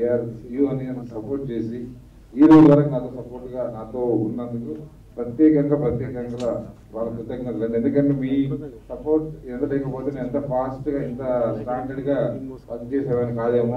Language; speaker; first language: Telugu; native; Telugu